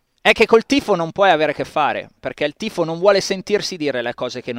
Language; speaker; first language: Italian; native; Italian